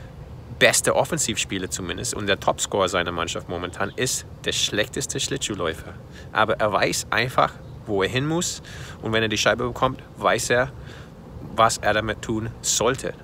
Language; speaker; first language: German; non-native, fluent; English